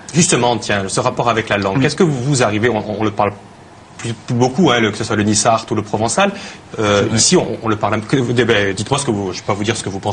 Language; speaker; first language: French; native; French